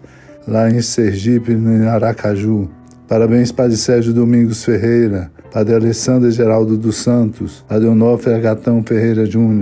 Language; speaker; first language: Portuguese; native; Portuguese